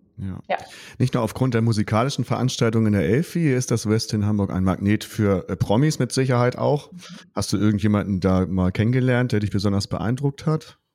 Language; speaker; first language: German; native; German